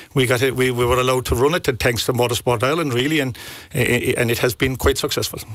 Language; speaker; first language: English; native; English